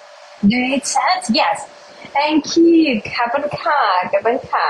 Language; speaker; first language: English; non-native, learner; Russian